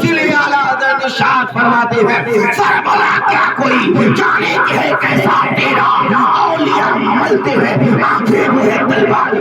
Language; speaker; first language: Urdu; native; Urdu